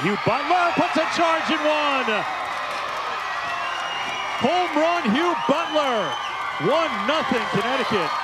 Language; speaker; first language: English; native; English